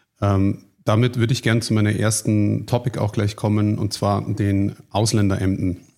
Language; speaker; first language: German; native; German